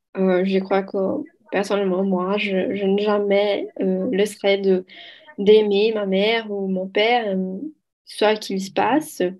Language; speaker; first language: French; non-native, learner; Portuguese